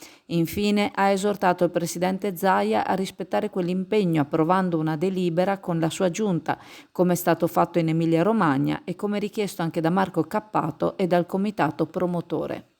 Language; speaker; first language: Italian; native; Italian